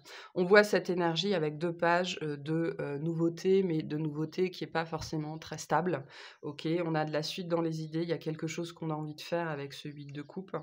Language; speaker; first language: French; native; French